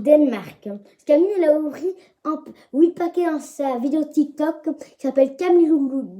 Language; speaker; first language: French; native; French